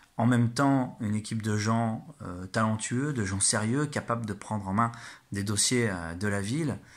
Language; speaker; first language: French; native; French